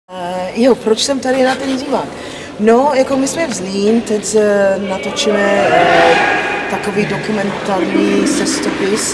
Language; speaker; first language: Czech; non-native, learner; English